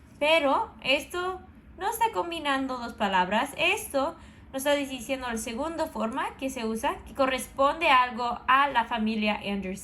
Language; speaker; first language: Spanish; non-native, fluent; English